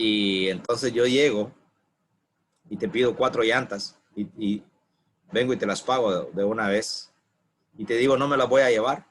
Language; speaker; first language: Spanish; native; Spanish